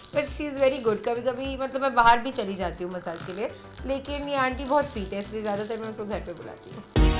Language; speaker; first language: Hindi; non-native, local second language; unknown